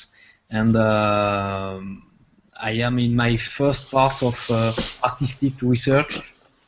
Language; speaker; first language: English; non-native, fluent; French